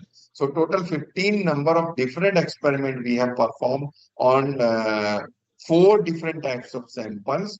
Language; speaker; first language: English; non-native, local second language; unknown